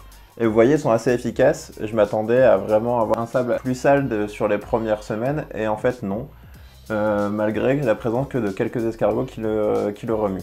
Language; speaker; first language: French; native; French